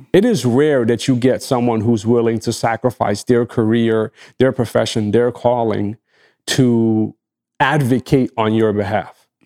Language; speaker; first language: English; non-native, fluent; Arabic